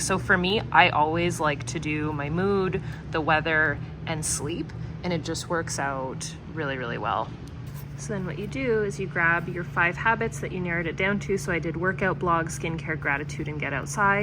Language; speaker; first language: English; native; English